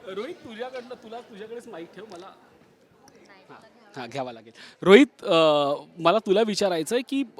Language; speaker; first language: Marathi; native; Marathi